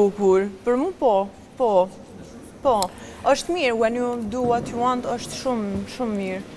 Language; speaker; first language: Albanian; early bilingual, heritage; Albanian